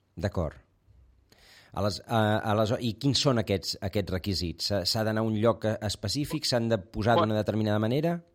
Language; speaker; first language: Catalan; native; Catalan